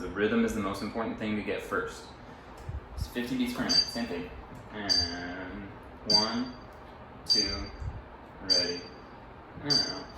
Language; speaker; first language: English; native; English